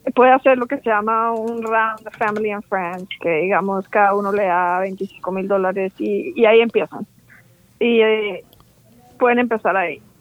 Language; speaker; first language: Spanish; native; Spanish